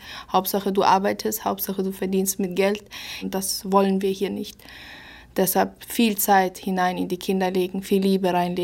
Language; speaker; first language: German; early bilingual, other home language; Russian